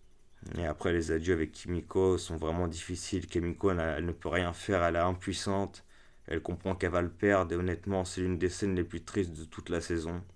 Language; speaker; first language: French; native; French